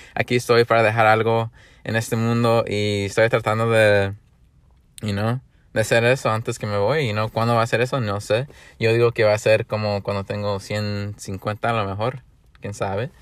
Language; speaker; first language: Spanish; early bilingual, other home language; English